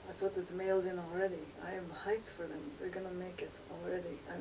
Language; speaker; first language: English; native; English